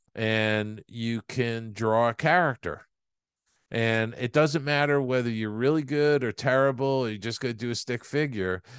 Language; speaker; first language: English; native; English